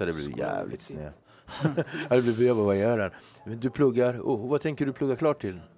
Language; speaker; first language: Swedish; native; Swedish